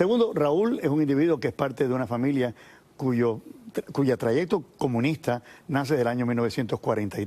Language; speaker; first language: Spanish; native; Spanish